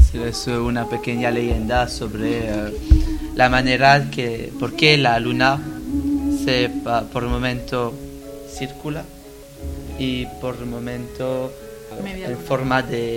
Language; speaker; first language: Spanish; non-native, learner; French